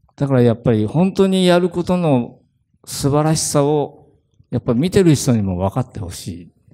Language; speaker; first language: Japanese; native; Japanese